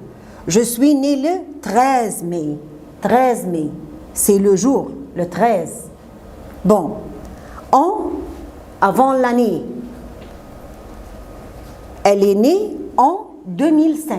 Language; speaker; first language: French; non-native, fluent; Arabic